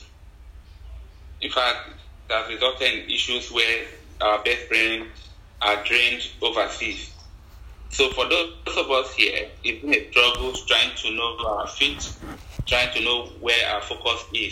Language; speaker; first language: English; non-native, local second language; Ibibio